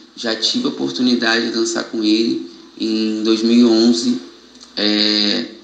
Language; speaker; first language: Portuguese; native; Portuguese